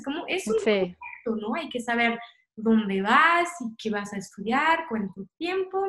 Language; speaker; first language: Spanish; non-native, fluent; French